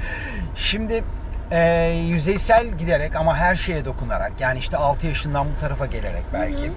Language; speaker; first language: Turkish; native; Turkish